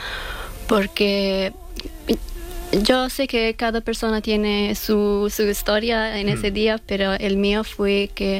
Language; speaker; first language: Spanish; non-native, learner; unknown